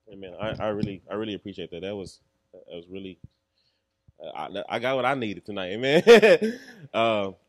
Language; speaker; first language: English; native; English